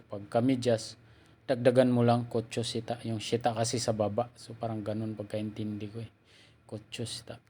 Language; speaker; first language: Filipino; native; Filipino